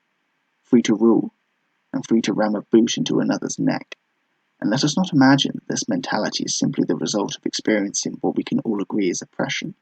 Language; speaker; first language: English; native; English